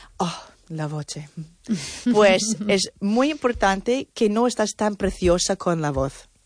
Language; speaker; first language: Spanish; non-native, fluent; English